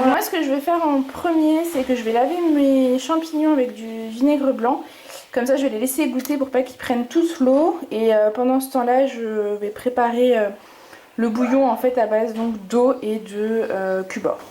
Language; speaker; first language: French; native; French